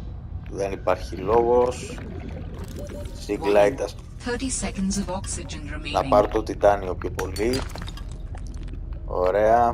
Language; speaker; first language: Greek; native; Greek